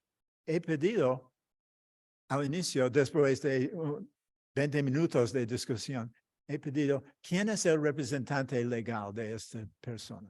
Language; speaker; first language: Spanish; non-native, fluent; English